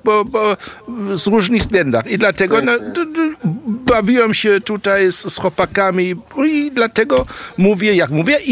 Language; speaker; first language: Polish; early bilingual, heritage; German